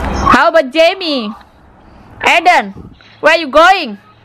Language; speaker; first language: English; non-native, learner; Indonesian